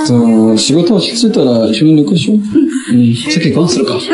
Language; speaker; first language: Japanese; non-native, learner; Chinese